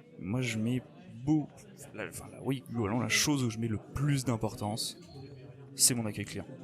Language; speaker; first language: French; native; French